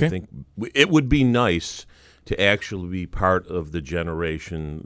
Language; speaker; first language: English; native; English